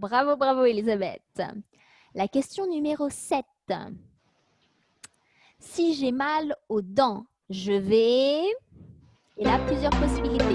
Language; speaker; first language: French; native; French